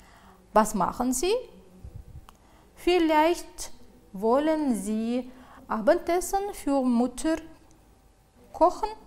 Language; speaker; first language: German; non-native, fluent; Uzbek